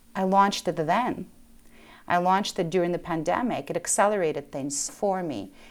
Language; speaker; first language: English; early bilingual, other home language; Ukrainian